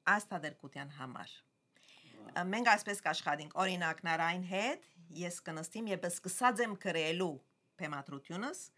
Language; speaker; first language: Armenian; early bilingual, heritage; Armenian